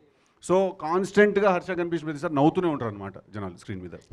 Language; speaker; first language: Telugu; native; Telugu